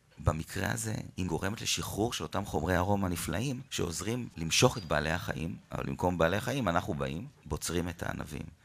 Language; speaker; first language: Hebrew; native; Hebrew